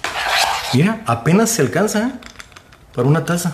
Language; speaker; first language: Spanish; native; Spanish